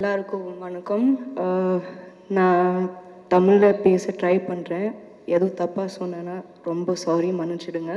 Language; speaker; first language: Tamil; non-native, learner; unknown